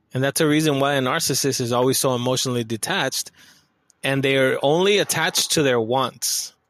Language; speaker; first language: English; early bilingual, other home language; Spanish